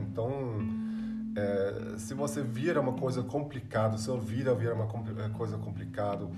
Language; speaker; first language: Portuguese; non-native, fluent; German